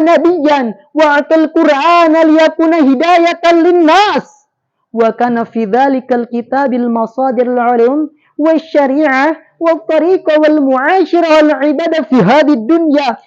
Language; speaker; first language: Arabic; non-native, learner; Indonesian